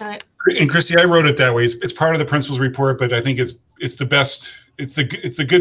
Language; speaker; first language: English; native; English